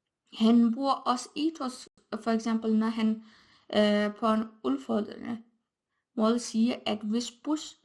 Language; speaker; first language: Danish; non-native, fluent; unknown